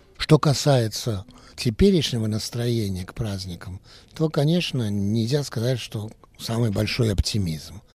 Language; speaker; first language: Russian; early bilingual, heritage; Russian